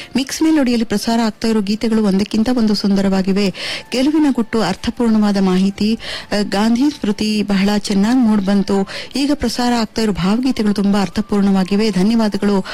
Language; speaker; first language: Kannada; native; Kannada